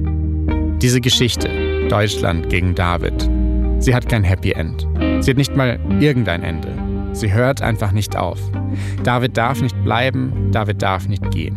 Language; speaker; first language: German; native; German